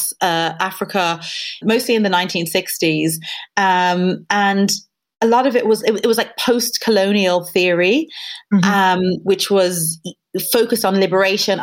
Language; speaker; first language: English; native; English